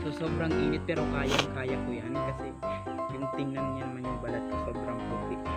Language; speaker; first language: Filipino; non-native, local second language; Waray